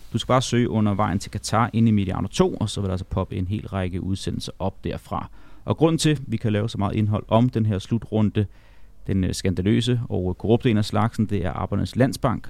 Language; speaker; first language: Danish; native; Danish